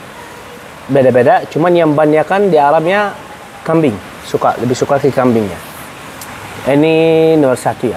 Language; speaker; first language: Indonesian; non-native, learner; Arabic